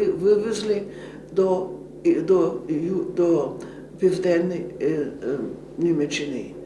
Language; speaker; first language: Ukrainian; early bilingual, heritage; Ukrainian